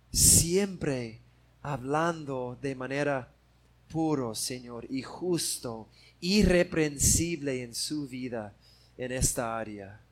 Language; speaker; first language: Spanish; non-native, fluent; English